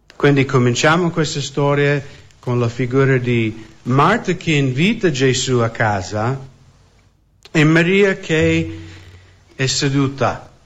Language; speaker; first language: Italian; non-native, fluent; English